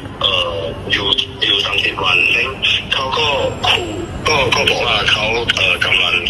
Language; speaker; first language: Thai; non-native, learner; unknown